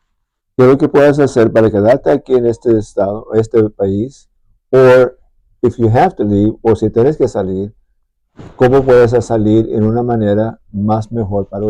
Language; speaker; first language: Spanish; early bilingual, heritage; Spanish